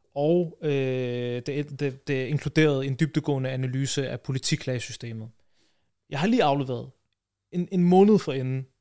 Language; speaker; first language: Danish; early bilingual, other home language; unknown